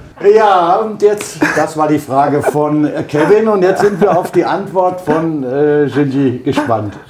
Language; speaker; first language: German; native; German